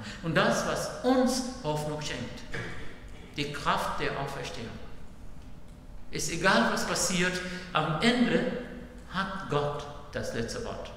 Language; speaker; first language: German; non-native, fluent; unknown